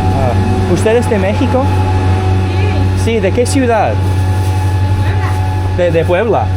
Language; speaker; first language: Spanish; non-native, learner; English